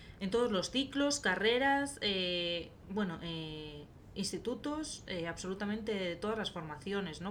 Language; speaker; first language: Spanish; native; Spanish